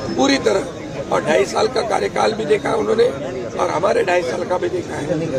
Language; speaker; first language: Hindi; non-native, local second language; Marathi